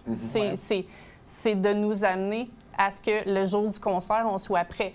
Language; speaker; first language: French; native; French